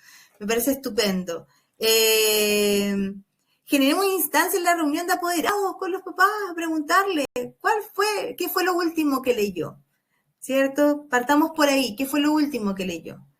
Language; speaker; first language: Spanish; native; Spanish